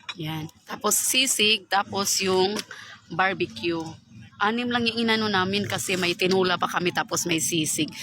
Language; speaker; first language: Filipino; non-native, local second language; Cebuano